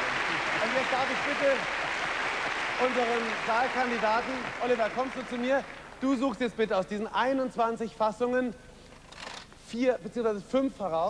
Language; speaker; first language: German; native; German